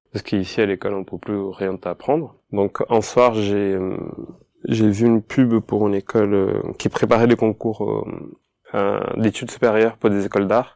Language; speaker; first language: French; non-native, fluent; Portuguese